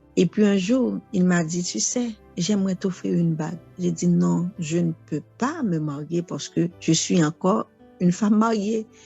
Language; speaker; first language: French; non-native, local second language; Haitian Creole